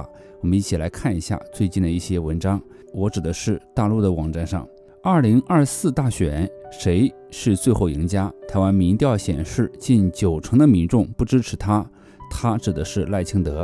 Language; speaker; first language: Chinese; native; Chinese